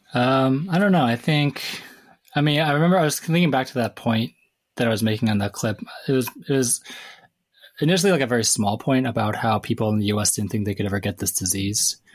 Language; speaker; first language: English; native; English